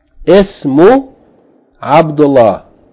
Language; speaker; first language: Arabic; non-native, fluent; English